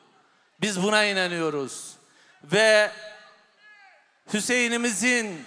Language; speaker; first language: Turkish; native; Turkish